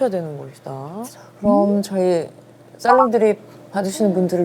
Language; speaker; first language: Korean; native; Korean